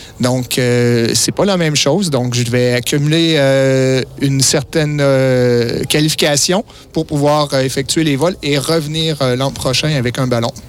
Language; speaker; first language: French; native; French